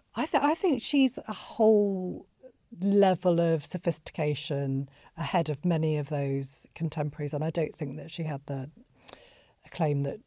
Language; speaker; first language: English; native; English